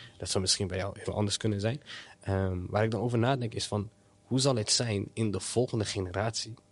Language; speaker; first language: Dutch; early bilingual, other home language; Somali